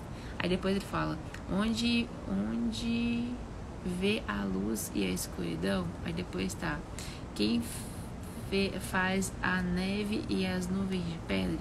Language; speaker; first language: Portuguese; native; Portuguese